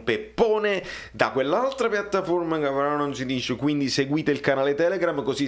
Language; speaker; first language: Italian; native; Italian